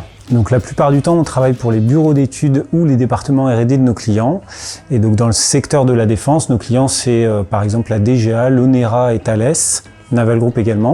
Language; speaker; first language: French; native; French